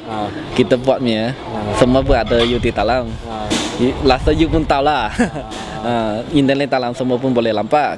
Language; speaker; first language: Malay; non-native, local second language; Cantonese